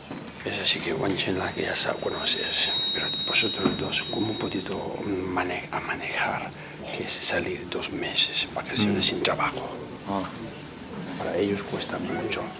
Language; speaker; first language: Spanish; non-native, learner; Tibetan